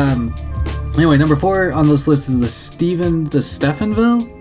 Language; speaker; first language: English; native; English